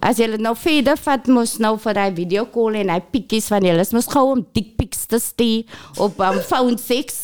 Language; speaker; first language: English; non-native, local second language; Afrikaans